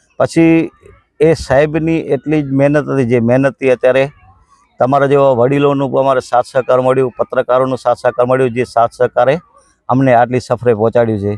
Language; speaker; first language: Gujarati; non-native, local second language; Kachhi